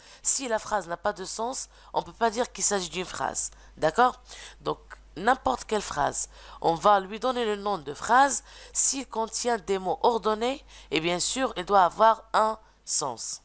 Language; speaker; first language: French; non-native, local second language; Arabic